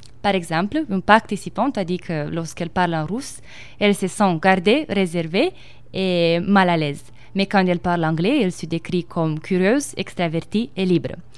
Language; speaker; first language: French; non-native, learner; Romanian